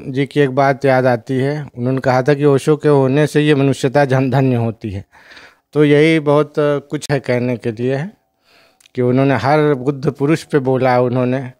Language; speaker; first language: Hindi; native; Hindi